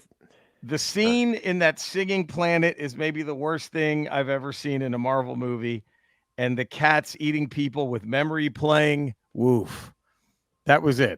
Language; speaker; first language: English; native; English